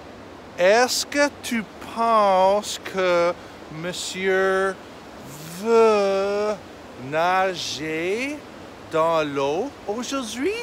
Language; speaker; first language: French; non-native, fluent; English